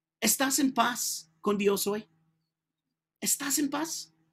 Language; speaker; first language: Spanish; non-native, learner; English